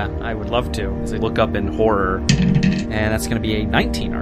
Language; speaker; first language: English; native; English